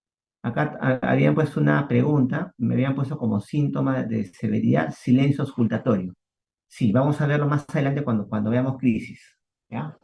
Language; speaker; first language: Spanish; native; Spanish